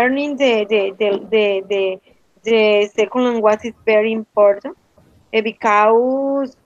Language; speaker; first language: English; non-native, learner; Spanish